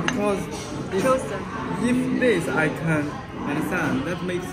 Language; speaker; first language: English; non-native, learner; Chinese